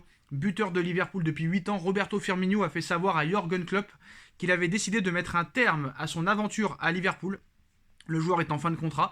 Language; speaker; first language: French; native; French